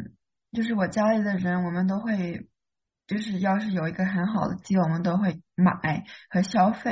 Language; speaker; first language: Chinese; early bilingual, heritage; Chinese